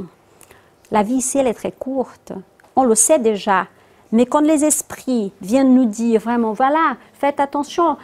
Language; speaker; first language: French; non-native, fluent; Portuguese